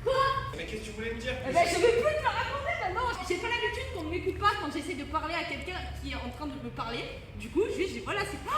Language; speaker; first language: French; native; French